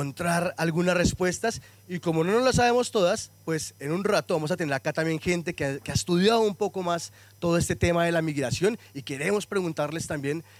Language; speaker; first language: Spanish; native; Spanish